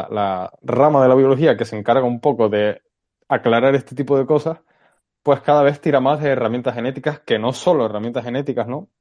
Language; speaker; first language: Spanish; native; Spanish